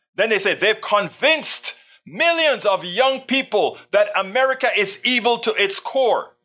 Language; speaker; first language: English; non-native, fluent; Spanish